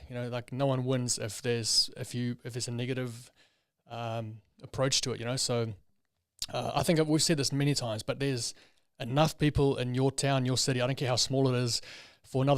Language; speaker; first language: English; native; English